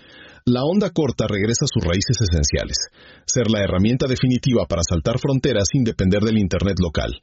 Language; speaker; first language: Spanish; native; Spanish